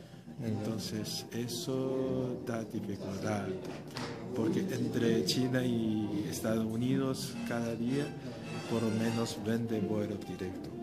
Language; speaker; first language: Spanish; non-native, fluent; Chinese